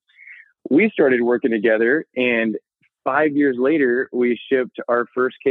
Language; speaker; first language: English; native; English